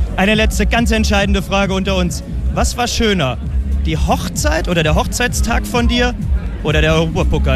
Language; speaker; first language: German; native; German